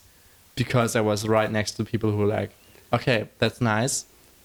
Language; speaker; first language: English; non-native, fluent; German